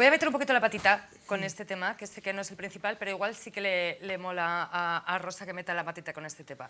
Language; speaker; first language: Spanish; native; Spanish